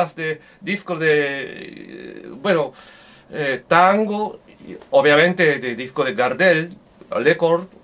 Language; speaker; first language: Spanish; non-native, learner; Japanese